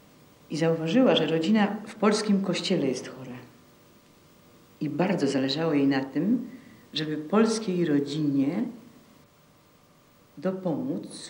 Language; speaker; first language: Polish; native; Polish